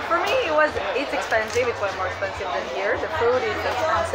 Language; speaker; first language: English; non-native, fluent; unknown